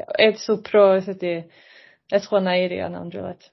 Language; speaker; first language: Georgian; early bilingual, heritage; Georgian